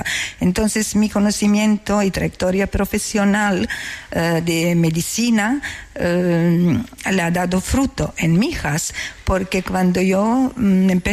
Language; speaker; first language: Spanish; non-native, fluent; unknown